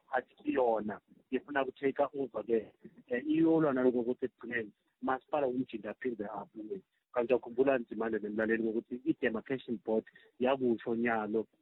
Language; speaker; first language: Zulu; non-native, local second language; Swati